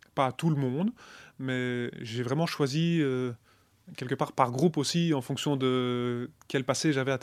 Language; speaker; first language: French; native; French